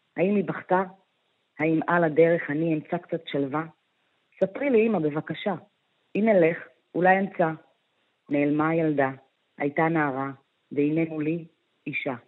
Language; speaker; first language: Hebrew; early bilingual, other home language; Amharic